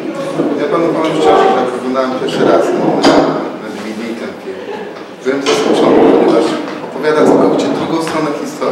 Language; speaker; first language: Polish; native; Polish